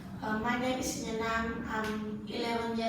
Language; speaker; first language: English; non-native, learner; Vietnamese